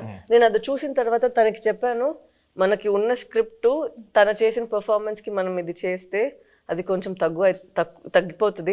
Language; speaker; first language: Telugu; non-native, fluent; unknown